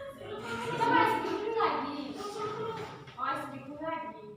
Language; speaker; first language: Indonesian; native; Indonesian